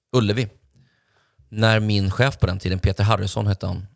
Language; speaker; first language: Swedish; native; Swedish